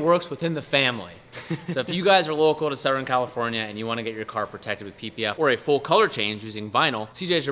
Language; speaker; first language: English; native; English